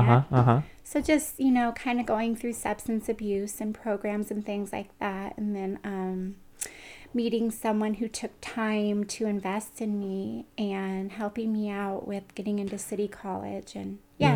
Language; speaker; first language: English; native; English